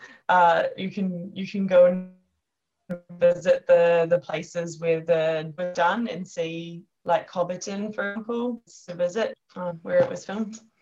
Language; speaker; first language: English; native; English